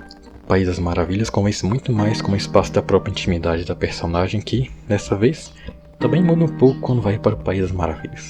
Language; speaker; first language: Portuguese; native; Portuguese